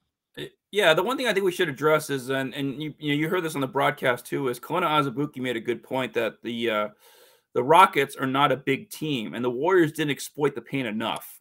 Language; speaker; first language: English; native; English